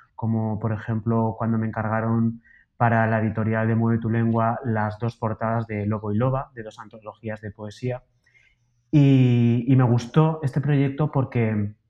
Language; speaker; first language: Spanish; native; Spanish